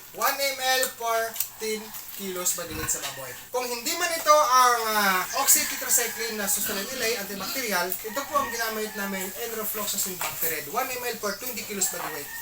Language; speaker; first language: Filipino; non-native, local second language; Cebuano